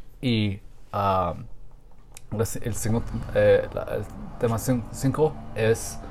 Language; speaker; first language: Spanish; non-native, learner; English